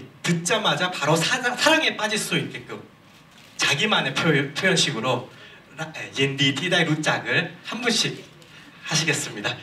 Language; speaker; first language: Korean; non-native, fluent; Thai